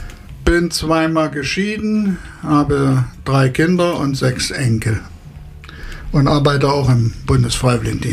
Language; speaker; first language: German; native; German